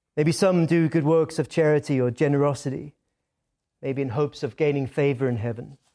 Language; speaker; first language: English; native; English